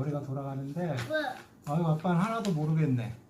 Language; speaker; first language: Korean; native; Korean